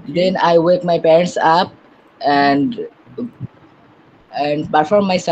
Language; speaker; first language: English; non-native, learner; Bangla